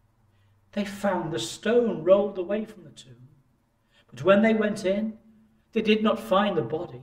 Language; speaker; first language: English; native; English